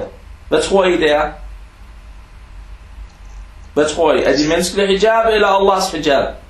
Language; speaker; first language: Danish; non-native, fluent; Arabic